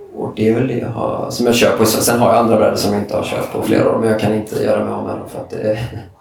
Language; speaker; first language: Swedish; native; Swedish